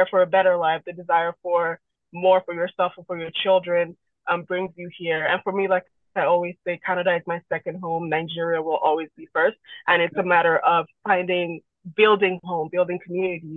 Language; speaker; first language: English; non-native, local second language; Yoruba